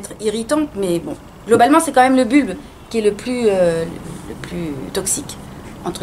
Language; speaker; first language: French; native; French